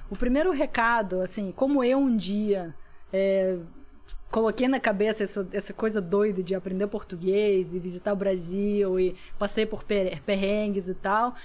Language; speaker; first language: Portuguese; non-native, fluent; Russian